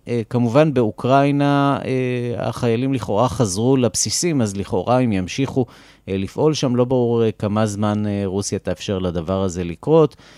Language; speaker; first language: Hebrew; native; Hebrew